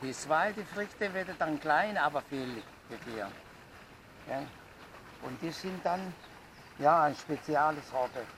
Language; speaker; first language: German; non-native, learner; Italian